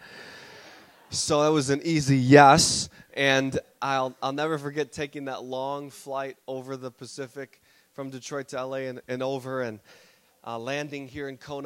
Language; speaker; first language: English; native; English